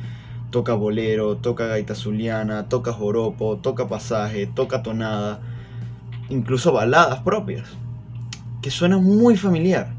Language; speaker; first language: Spanish; native; Spanish